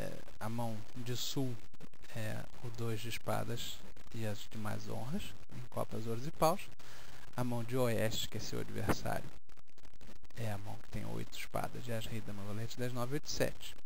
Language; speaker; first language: Portuguese; native; Portuguese